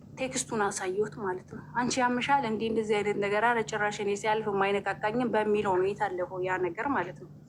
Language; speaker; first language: Amharic; native; Amharic